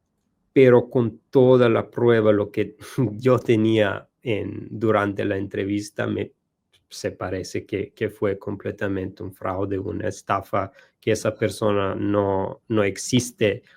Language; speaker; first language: Spanish; non-native, learner; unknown